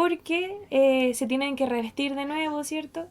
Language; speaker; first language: Spanish; native; Spanish